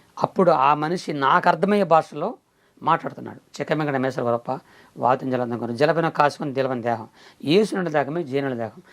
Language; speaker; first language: Telugu; non-native, local second language; Koya